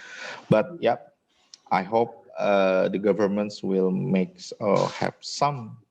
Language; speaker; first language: English; non-native, fluent; Indonesian